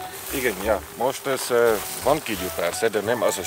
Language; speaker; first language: Hungarian; non-native, learner; Afrikaans